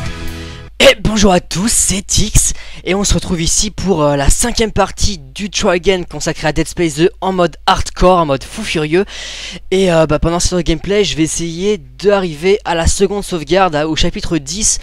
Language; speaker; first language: French; native; French